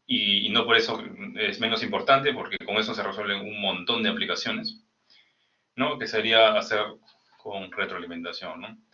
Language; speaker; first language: Spanish; native; Spanish